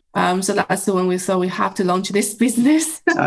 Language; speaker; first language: English; non-native, fluent; Chinese